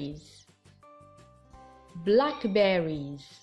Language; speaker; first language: English; non-native, fluent; Arabic